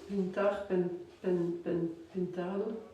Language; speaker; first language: Spanish; non-native, learner; French